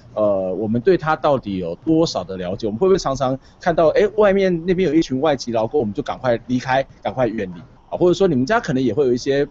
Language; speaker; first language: Chinese; native; Chinese